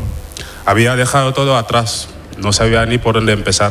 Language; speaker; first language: Spanish; non-native, fluent; Wolof